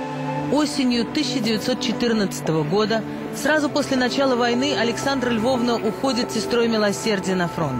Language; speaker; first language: Russian; native; Russian